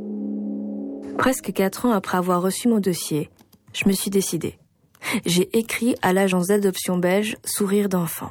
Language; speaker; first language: French; native; French